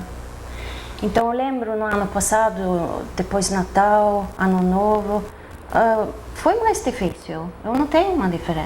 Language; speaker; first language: Portuguese; non-native, fluent; Swedish